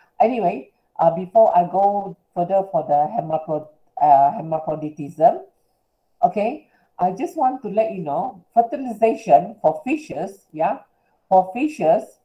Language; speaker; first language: English; non-native, local second language; Malay